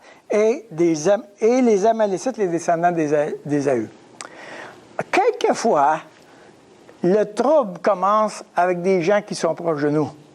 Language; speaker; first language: French; native; French